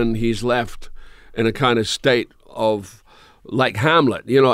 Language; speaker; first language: English; native; English